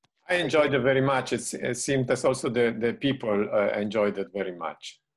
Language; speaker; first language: English; non-native, fluent; Italian